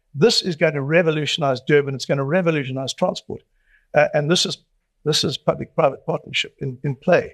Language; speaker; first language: English; native; English